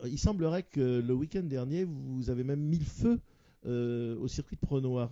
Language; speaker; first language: French; native; French